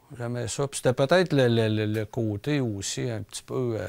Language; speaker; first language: French; native; French